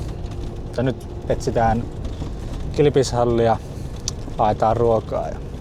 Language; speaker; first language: Finnish; native; Finnish